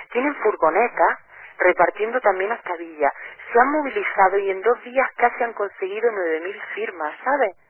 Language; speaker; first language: Spanish; native; Spanish